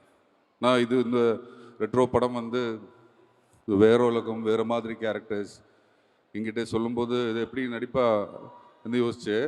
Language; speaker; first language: Tamil; non-native, learner; Malayalam